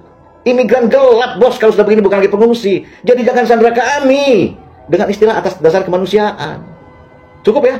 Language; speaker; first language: Indonesian; native; Indonesian